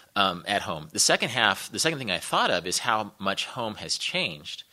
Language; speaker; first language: English; native; English